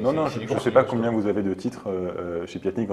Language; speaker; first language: French; native; French